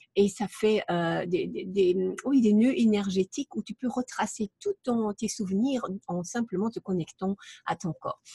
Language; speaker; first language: French; non-native, fluent; German